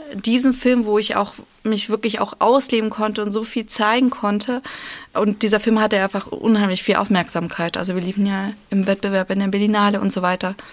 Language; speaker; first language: German; early bilingual, other home language; Russian